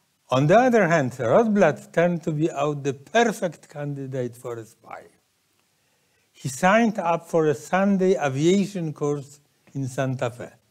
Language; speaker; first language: English; non-native, fluent; Polish